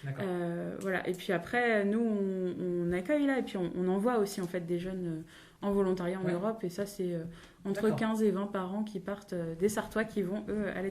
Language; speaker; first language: French; native; French